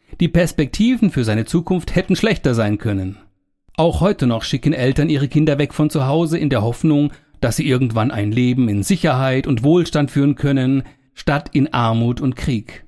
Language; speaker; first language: German; native; German